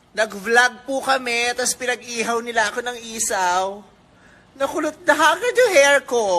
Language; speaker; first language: Filipino; native; Filipino